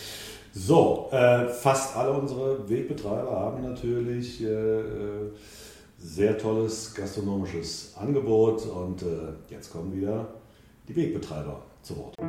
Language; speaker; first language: German; native; German